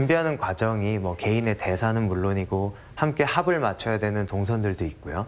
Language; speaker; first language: Korean; native; Korean